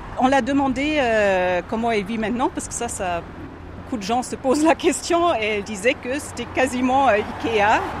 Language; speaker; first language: French; non-native, fluent; German